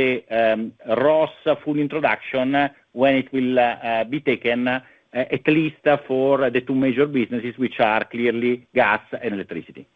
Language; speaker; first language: English; non-native, fluent; Italian